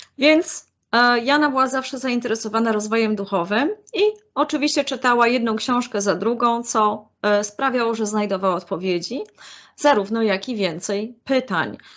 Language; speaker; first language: Polish; native; Polish